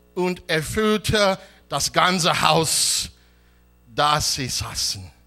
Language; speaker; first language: German; non-native, learner; English